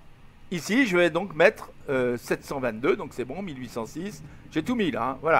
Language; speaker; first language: French; native; French